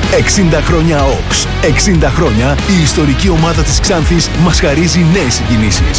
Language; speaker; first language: Greek; native; Greek